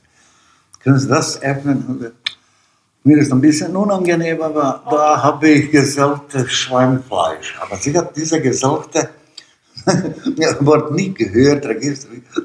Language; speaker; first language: German; non-native, fluent; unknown